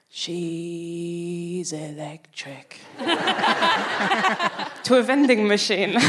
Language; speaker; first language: English; non-native, fluent; French